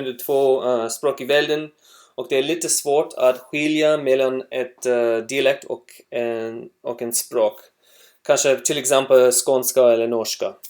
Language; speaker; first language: Swedish; non-native, learner; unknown